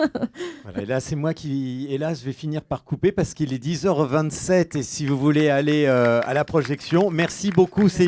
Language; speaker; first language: French; native; French